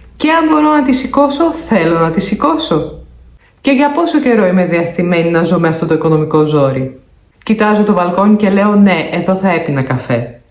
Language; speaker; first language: Greek; native; Greek